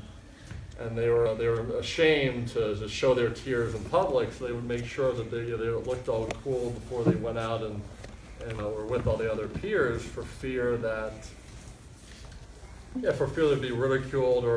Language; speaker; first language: English; native; English